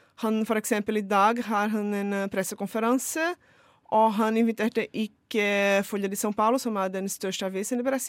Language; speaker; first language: Norwegian; non-native, fluent; Portuguese